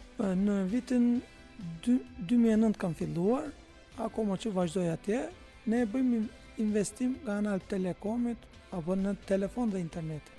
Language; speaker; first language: Albanian; non-native, fluent; Turkish